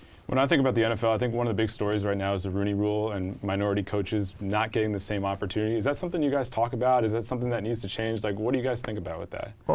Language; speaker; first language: English; native; English